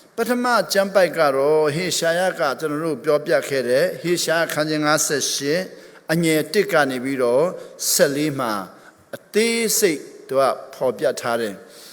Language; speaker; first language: Burmese; non-native, local second language; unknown